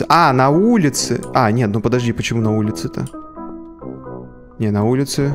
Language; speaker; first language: Russian; native; Russian